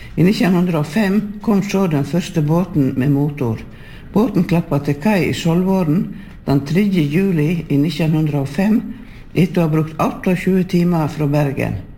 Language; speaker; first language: Norwegian; native; Norwegian